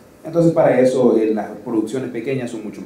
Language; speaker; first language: Spanish; native; Spanish